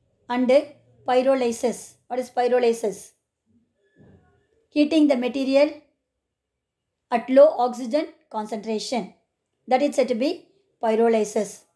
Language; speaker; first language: English; non-native, local second language; Tamil